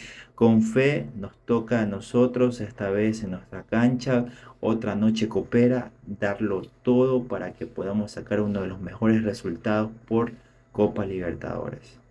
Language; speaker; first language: Spanish; native; Spanish